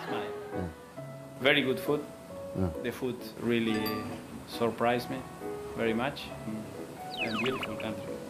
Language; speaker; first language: English; non-native, learner; Spanish